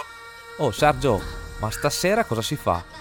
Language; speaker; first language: Italian; native; Italian